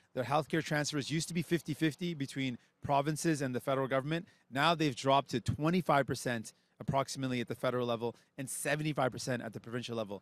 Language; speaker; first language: English; early bilingual, other home language; Punjabi